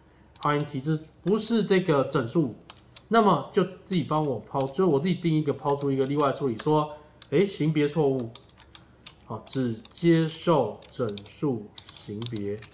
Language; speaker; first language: Chinese; native; Chinese